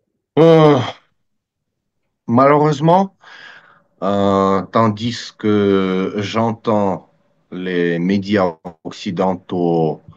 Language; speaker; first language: French; non-native, fluent; Russian